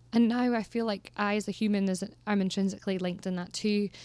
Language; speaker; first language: English; native; English